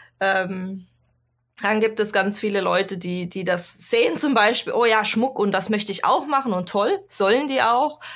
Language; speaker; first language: German; native; German